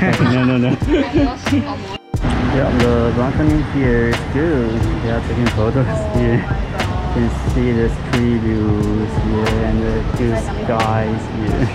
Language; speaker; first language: English; non-native, fluent; Chinese